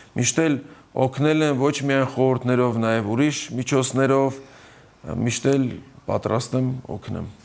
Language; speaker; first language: Armenian; early bilingual, heritage; Armenian